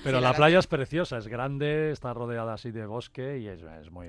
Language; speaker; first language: Spanish; native; Spanish